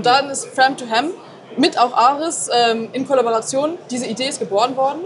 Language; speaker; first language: German; native; German